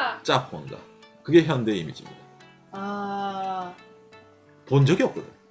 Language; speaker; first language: Korean; native; Korean